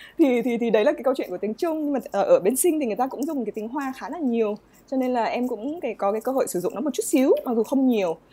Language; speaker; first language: Vietnamese; native; Vietnamese